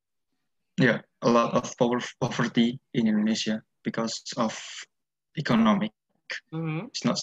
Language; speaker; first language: English; non-native, learner; Indonesian